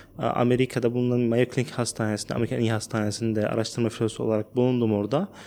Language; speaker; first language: Turkish; non-native, fluent; Arabic